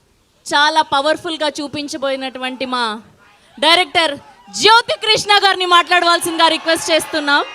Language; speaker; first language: Telugu; native; Telugu